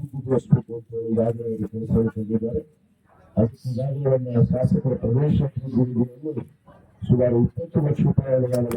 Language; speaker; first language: Kannada; native; Kannada